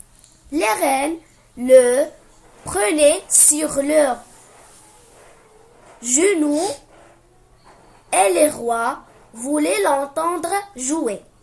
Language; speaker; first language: French; non-native, local second language; Arabic